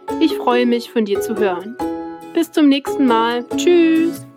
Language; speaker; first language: German; non-native, fluent; Swiss German